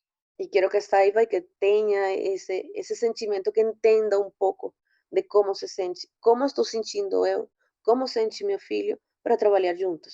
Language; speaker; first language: Portuguese; non-native, fluent; Spanish